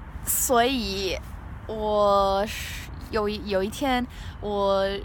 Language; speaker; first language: Chinese; non-native, learner; English